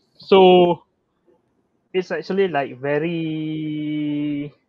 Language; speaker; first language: English; non-native, local second language; Malay